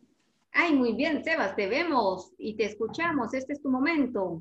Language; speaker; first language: Spanish; native; Spanish